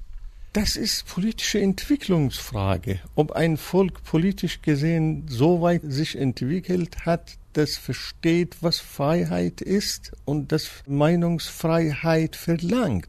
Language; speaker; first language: German; non-native, fluent; Persian